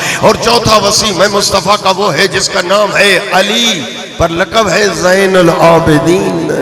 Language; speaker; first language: Urdu; non-native, local second language; Punjabi